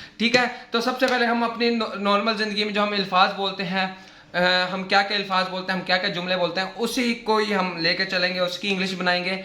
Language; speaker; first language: Urdu; non-native, local second language; Saraiki